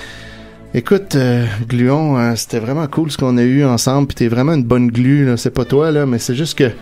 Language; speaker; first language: French; native; French